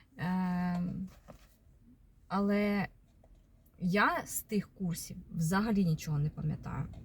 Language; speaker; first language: Ukrainian; non-native, local second language; Russian